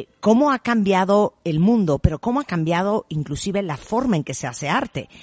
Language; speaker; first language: Spanish; native; Spanish